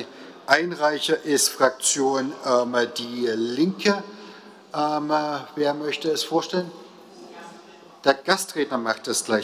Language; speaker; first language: German; native; German